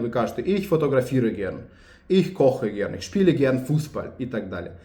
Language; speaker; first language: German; non-native, fluent; Ukrainian